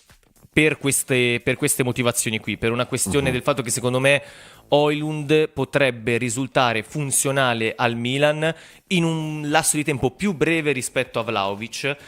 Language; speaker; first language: Italian; native; Italian